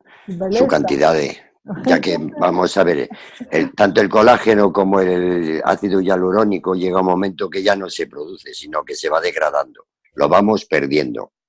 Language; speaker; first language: Spanish; native; Spanish